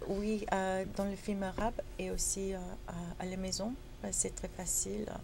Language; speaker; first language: French; non-native, fluent; Spanish